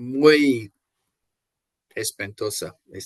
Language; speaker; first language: Spanish; non-native, fluent; Portuguese